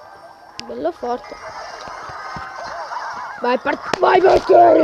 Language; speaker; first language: Italian; native; Italian